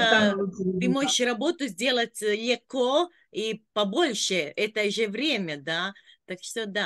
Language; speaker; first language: Russian; non-native, local second language; Latvian